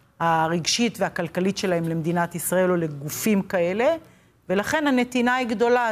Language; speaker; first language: Hebrew; native; Hebrew